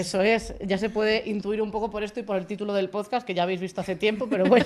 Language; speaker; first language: Spanish; native; Spanish